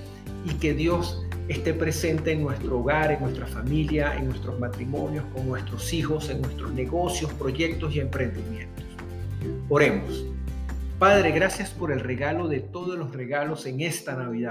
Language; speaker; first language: Spanish; native; Spanish